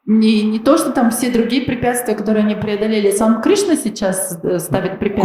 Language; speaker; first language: Russian; native; Russian